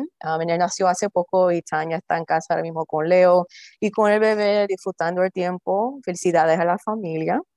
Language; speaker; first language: Spanish; early bilingual, heritage; Spanish